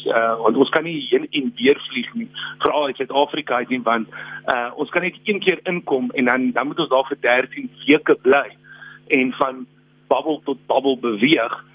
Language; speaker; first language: Afrikaans; native; Afrikaans